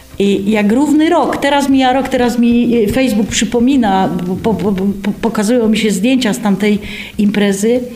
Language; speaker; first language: Polish; native; Polish